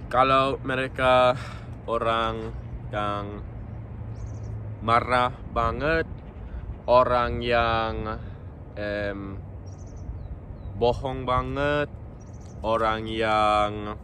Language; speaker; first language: Indonesian; non-native, local second language; English